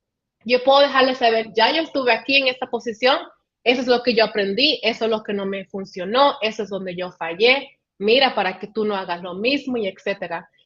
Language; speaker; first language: Spanish; early bilingual, heritage; Spanish